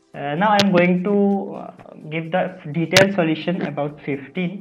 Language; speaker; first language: English; non-native, local second language; Assamese